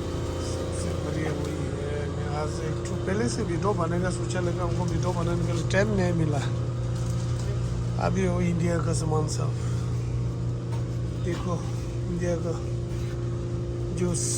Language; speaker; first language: Hindi; non-native, local second language; Tibetan